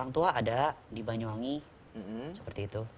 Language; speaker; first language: Indonesian; native; Indonesian